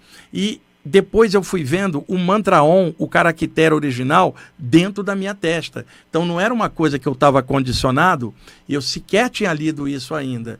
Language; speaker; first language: Portuguese; native; Portuguese